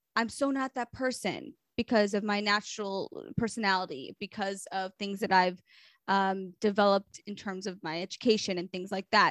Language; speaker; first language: English; native; English